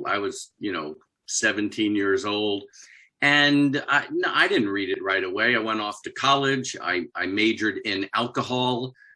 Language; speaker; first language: English; native; English